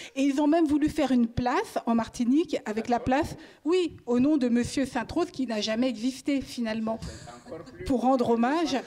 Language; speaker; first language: French; native; French